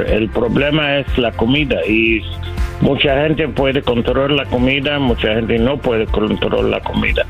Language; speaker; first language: Spanish; non-native, learner; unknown